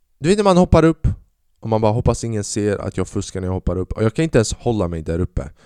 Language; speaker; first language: Swedish; early bilingual, other home language; Albanian